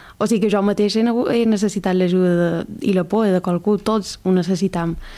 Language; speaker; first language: Catalan; native; Catalan